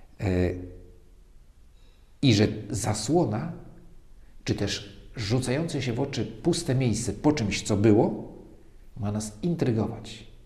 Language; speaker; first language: Polish; native; Polish